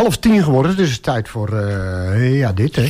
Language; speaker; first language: Dutch; native; Dutch